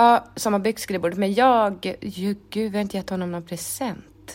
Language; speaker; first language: Swedish; native; Swedish